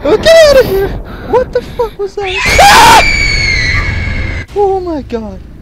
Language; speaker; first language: English; native; English